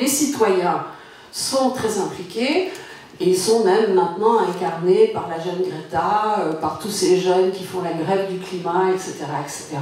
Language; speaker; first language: French; native; French